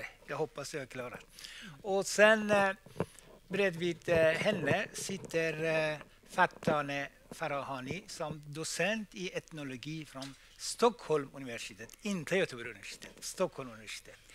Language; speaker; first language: Swedish; non-native, fluent; Persian